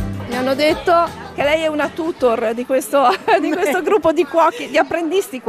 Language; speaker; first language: Italian; native; Italian